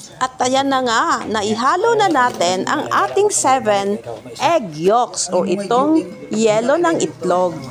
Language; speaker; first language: Filipino; non-native, local second language; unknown